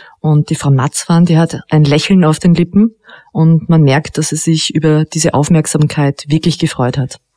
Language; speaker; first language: German; native; German